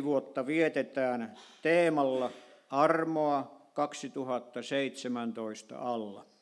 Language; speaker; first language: Finnish; native; Finnish